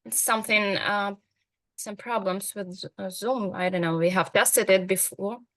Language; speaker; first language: English; non-native, fluent; Ukrainian